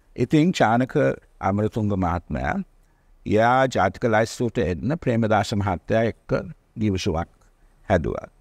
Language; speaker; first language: Sinhala; non-native, local second language; Tamil